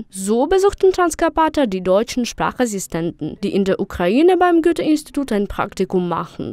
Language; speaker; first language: German; non-native, fluent; Ukrainian